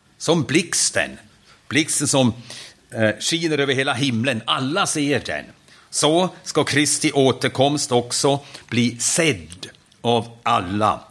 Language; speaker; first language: Swedish; non-native, fluent; German